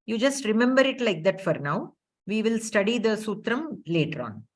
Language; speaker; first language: English; non-native, local second language; Telugu